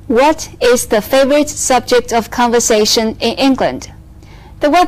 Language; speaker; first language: English; non-native, fluent; Chinese